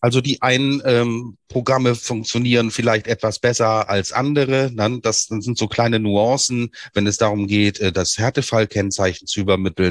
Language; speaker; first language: German; native; German